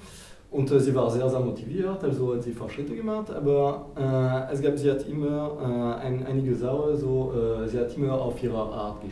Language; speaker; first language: German; non-native, fluent; French